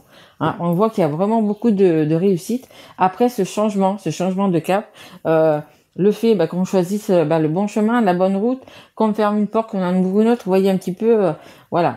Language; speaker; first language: French; native; French